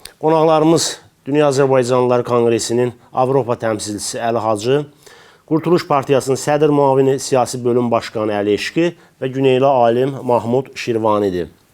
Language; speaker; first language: Azerbaijani; native; Azerbaijani